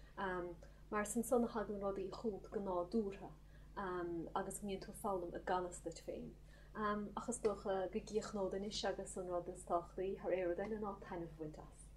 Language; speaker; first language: Irish; native; Irish